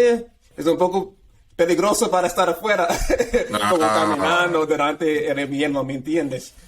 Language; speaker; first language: Spanish; non-native, fluent; English